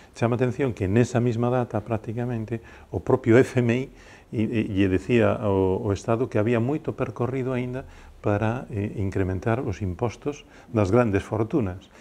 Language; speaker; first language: Galician; non-native, local second language; Spanish